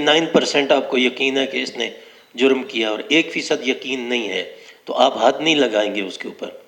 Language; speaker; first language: Urdu; native; Urdu